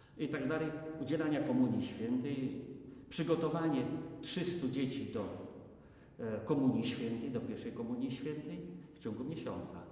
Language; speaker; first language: Polish; native; Polish